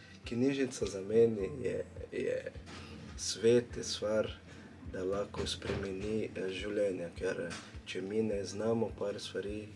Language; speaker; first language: Slovenian; non-native, fluent; Portuguese